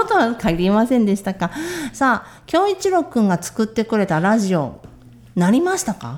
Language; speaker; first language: Japanese; native; Japanese